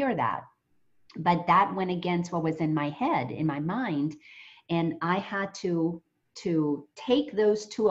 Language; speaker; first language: English; native; English